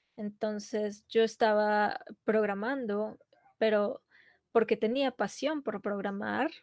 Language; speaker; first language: Spanish; non-native, fluent; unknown